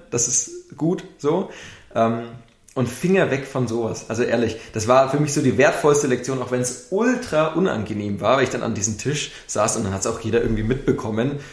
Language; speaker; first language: German; native; German